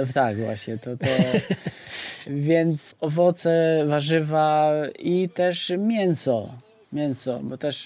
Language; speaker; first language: Polish; non-native, fluent; Albanian